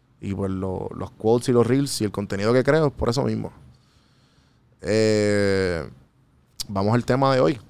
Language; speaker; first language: Spanish; native; Spanish